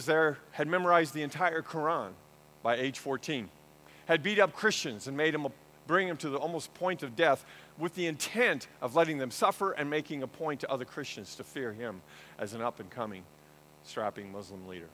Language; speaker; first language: English; native; English